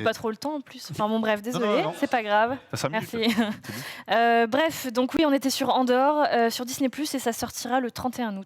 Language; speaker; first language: French; native; French